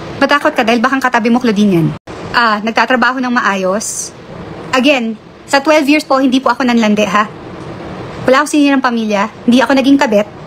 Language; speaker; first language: Filipino; native; Filipino